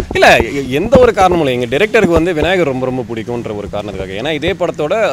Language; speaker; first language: Tamil; native; Tamil